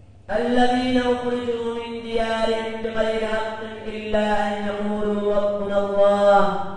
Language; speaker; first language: Arabic; non-native, fluent; Urdu